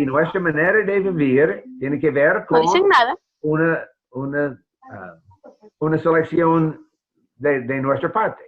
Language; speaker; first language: Spanish; non-native, fluent; English